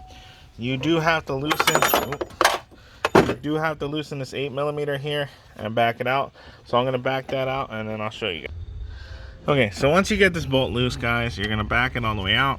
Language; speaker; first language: English; native; English